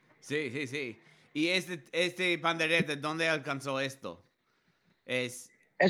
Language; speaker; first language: Spanish; non-native, learner; English